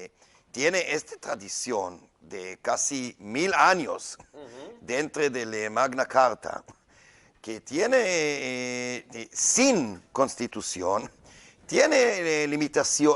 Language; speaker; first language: Spanish; non-native, learner; Hebrew